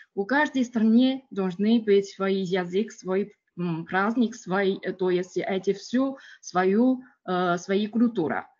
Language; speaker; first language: Russian; non-native, learner; Chinese